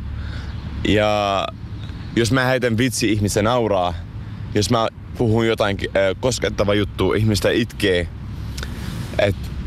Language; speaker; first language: Finnish; non-native, fluent; Arabic